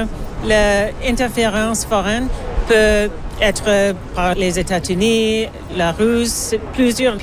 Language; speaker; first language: French; non-native, learner; English